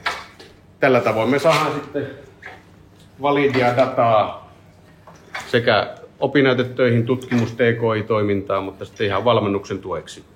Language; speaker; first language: Finnish; native; Finnish